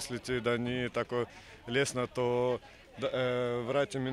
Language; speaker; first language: Macedonian; non-native, fluent; Russian